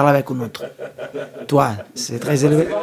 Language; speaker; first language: French; non-native, learner; Portuguese